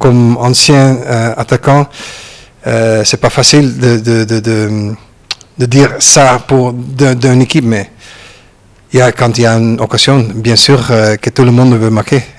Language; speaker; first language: French; non-native, learner; Dutch